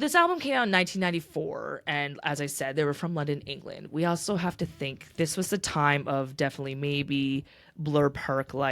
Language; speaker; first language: English; native; English